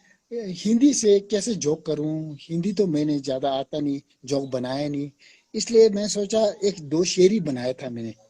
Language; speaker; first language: Hindi; non-native, local second language; Tibetan